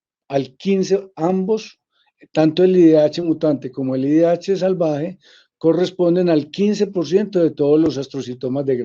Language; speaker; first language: Spanish; native; Spanish